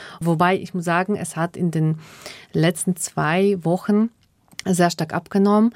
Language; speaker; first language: German; early bilingual, other home language; Russian